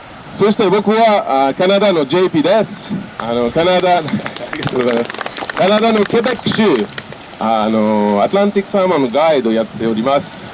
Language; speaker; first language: Japanese; non-native, fluent; French